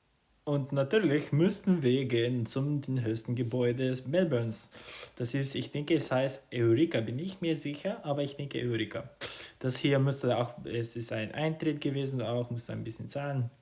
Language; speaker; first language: German; non-native, fluent; Croatian